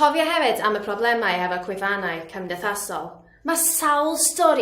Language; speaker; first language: Welsh; non-native, learner; English